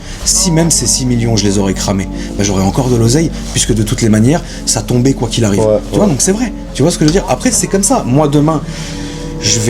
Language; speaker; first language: French; native; French